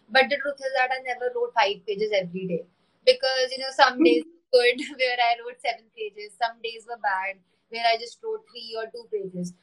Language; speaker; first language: English; non-native, local second language; Hindi